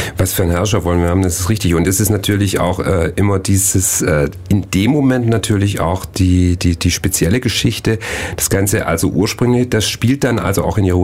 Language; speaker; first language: German; native; German